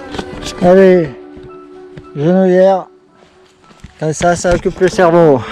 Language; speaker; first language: French; native; French